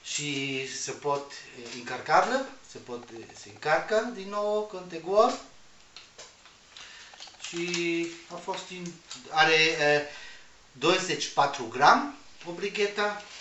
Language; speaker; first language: Romanian; non-native, learner; Spanish